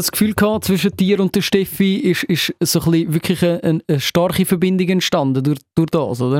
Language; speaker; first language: German; native; German